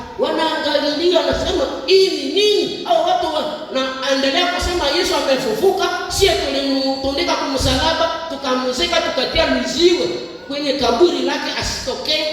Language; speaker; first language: Swahili; non-native, local second language; Nande